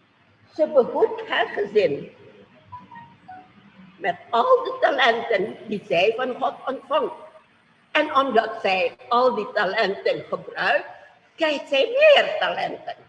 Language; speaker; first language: Dutch; non-native, fluent; Indonesian